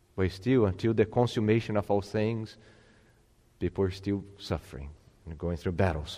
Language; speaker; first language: English; non-native, fluent; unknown